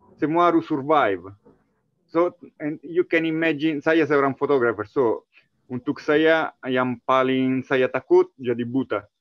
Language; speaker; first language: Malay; non-native, learner; Italian